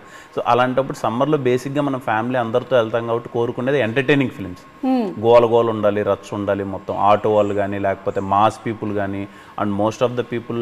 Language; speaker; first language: Telugu; native; Telugu